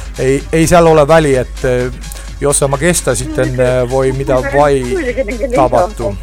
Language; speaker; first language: Finnish; non-native, learner; Estonian